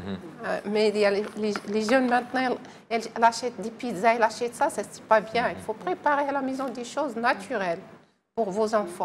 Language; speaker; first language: French; non-native, learner; Arabic